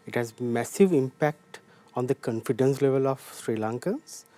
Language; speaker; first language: English; non-native, local second language; Sinhala